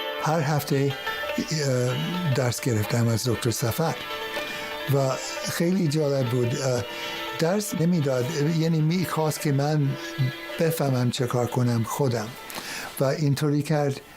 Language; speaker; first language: Persian; non-native, fluent; English